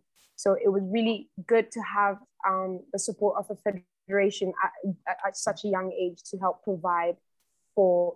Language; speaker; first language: English; native; English